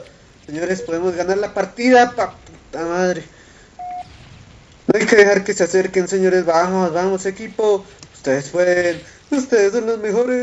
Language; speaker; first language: Spanish; native; Spanish